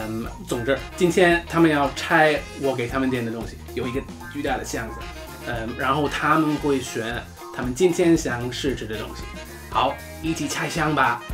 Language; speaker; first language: Chinese; non-native, fluent; English